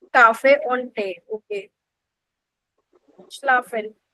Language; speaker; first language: German; non-native, fluent; Hindi